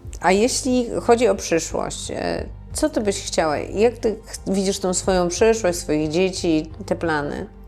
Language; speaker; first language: Polish; native; Polish